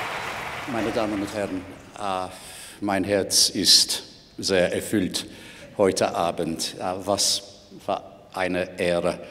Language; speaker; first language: German; non-native, fluent; English